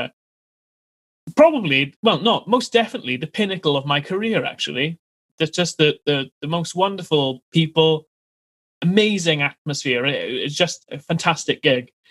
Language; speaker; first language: English; native; English